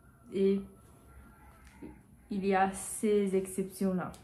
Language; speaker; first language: French; non-native, learner; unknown